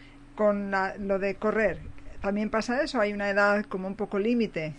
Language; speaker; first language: Spanish; native; Spanish